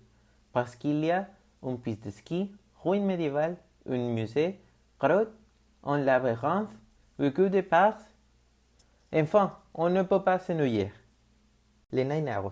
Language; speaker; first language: French; non-native, learner; Spanish